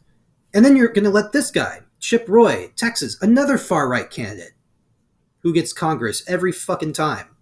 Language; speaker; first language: English; native; English